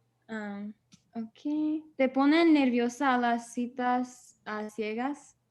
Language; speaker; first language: Spanish; non-native, learner; English